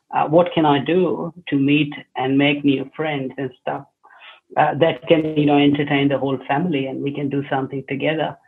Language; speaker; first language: English; non-native, local second language; Hindi